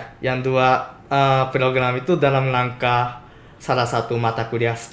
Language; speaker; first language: Indonesian; non-native, fluent; Japanese